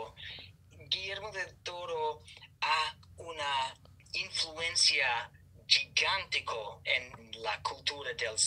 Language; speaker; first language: Spanish; non-native, fluent; English